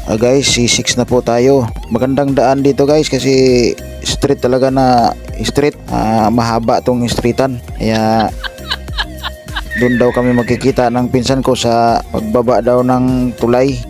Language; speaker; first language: Filipino; non-native, local second language; Hiligaynon